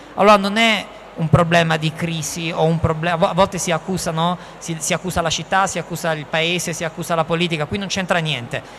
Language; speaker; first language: Italian; native; Italian